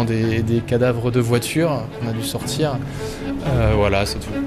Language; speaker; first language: French; native; French